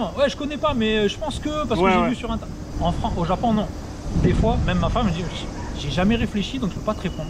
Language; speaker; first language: French; native; French